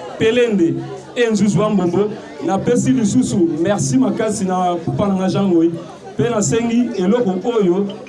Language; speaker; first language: Lingala; native; Lingala